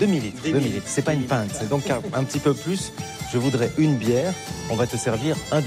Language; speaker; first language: French; native; French